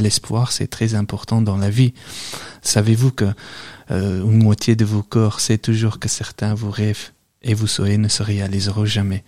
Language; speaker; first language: French; non-native, fluent; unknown